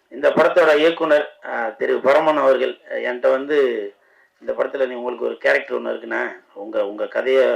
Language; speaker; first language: Tamil; native; Tamil